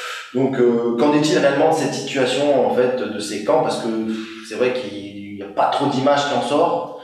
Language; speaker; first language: French; native; French